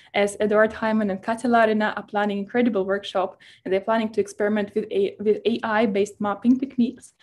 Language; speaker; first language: English; non-native, fluent; Russian